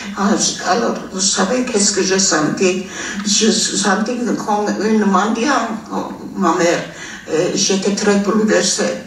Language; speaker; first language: French; non-native, fluent; Armenian